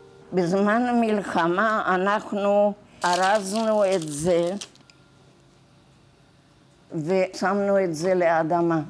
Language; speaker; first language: Hebrew; non-native, fluent; Czech